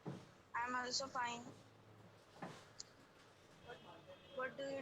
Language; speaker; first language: English; non-native, learner; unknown